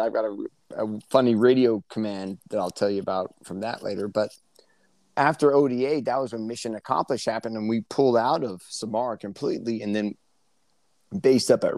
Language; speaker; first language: English; native; English